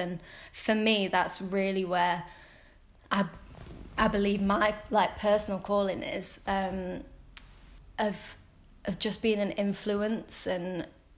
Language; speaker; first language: English; native; English